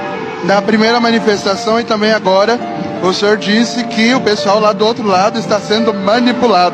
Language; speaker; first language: Portuguese; native; Portuguese